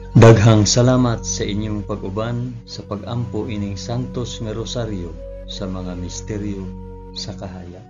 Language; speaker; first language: Cebuano; non-native, local second language; Hiligaynon